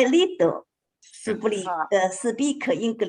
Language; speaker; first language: English; non-native, learner; Chinese